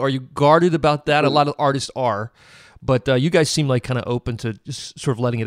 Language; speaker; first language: English; native; English